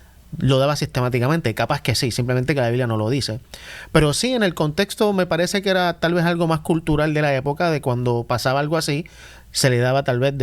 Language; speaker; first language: Spanish; native; Spanish